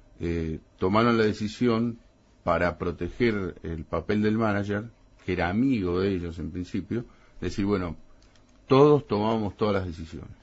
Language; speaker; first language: Spanish; native; Spanish